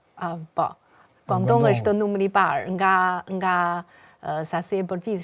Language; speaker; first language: Albanian; non-native, fluent; Chinese